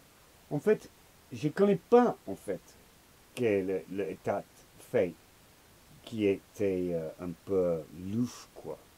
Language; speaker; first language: French; non-native, learner; English